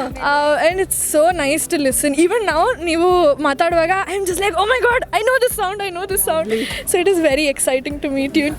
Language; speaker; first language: Kannada; non-native, learner; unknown